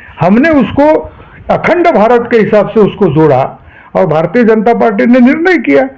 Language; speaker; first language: Hindi; non-native, local second language; Marathi